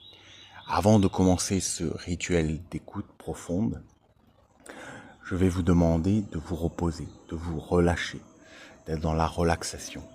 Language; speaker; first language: French; native; French